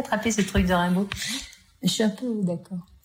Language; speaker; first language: French; native; French